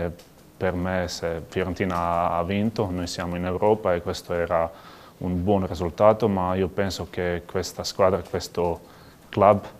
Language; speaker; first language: Italian; non-native, learner; Croatian